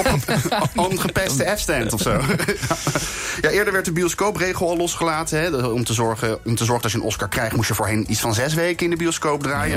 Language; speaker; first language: Dutch; native; Dutch